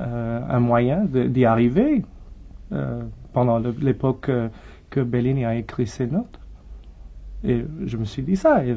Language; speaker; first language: French; non-native, fluent; English